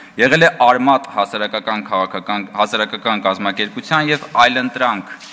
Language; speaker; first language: Armenian; native; Armenian